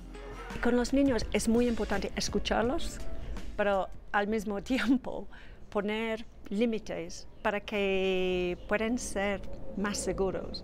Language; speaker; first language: Spanish; non-native, fluent; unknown